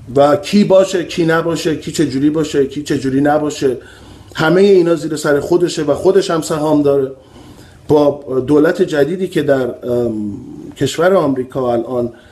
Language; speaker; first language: Persian; native; Persian